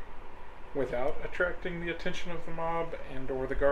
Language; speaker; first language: English; native; English